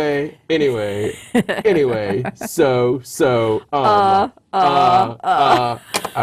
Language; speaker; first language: English; native; English